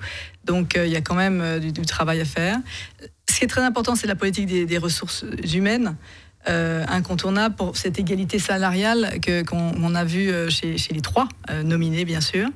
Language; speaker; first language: French; native; French